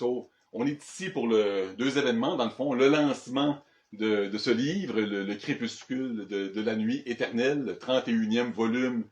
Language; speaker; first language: French; native; French